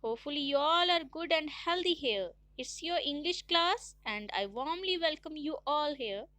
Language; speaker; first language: English; non-native, local second language; Punjabi